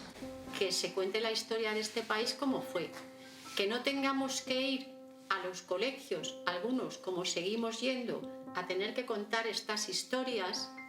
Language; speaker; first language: Spanish; native; Spanish